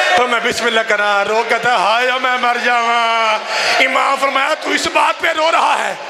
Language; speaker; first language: Urdu; non-native, local second language; Punjabi